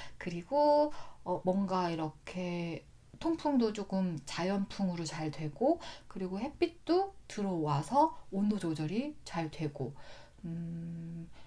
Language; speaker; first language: Korean; native; Korean